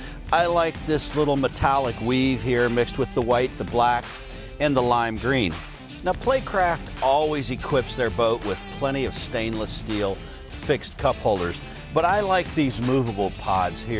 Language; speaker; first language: English; native; English